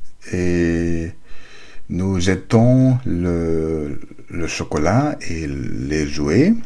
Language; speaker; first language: French; non-native, learner; German